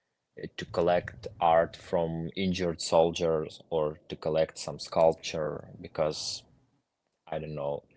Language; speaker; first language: English; non-native, fluent; Ukrainian